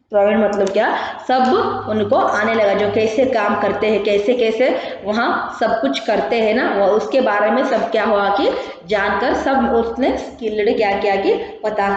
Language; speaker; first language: Hindi; non-native, local second language; Kannada